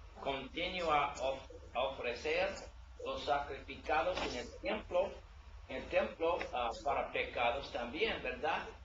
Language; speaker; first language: Spanish; non-native, learner; English